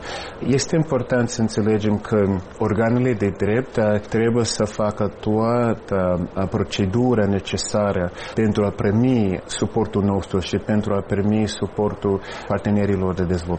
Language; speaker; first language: Romanian; non-native, fluent; English